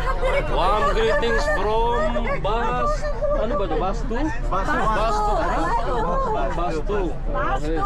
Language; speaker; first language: Filipino; non-native, fluent; Indonesian